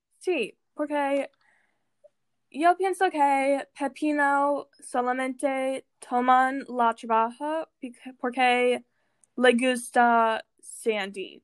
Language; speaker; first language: Spanish; non-native, learner; English